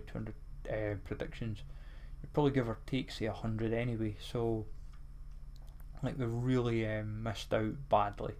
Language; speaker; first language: English; native; English